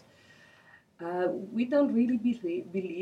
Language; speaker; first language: English; non-native, fluent; Italian